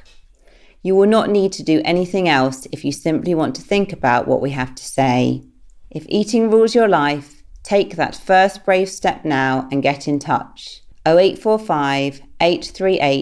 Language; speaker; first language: English; native; English